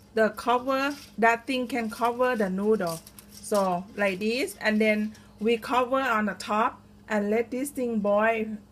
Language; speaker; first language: English; non-native, learner; Thai